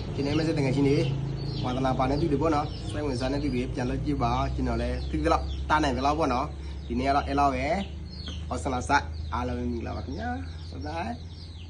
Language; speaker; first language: Burmese; non-native, local second language; S'gaw Karen